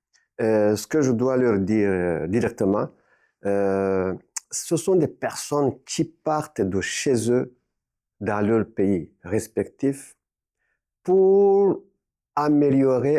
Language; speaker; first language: French; non-native, local second language; Kinyarwanda